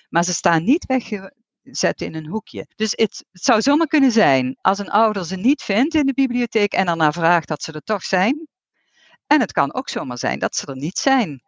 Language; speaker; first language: Dutch; native; Dutch